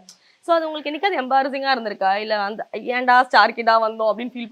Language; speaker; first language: Tamil; native; Tamil